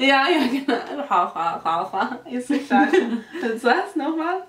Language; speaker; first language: German; non-native, local second language; North Ndebele